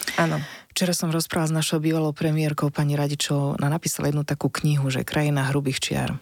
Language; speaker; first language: Slovak; native; Slovak